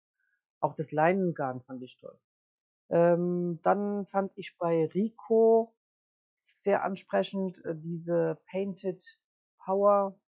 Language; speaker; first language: German; native; German